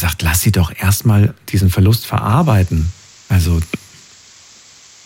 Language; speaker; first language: German; native; German